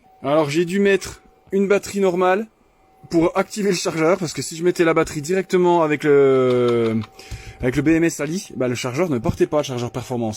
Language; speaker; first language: French; native; French